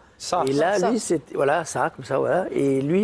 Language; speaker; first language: French; native; French